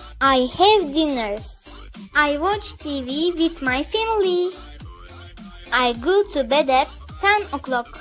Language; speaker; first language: English; non-native, learner; Turkish